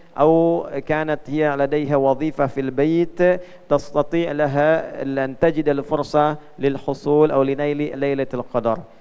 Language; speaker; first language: Arabic; non-native, fluent; Indonesian